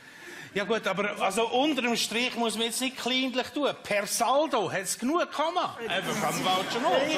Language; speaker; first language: German; native; German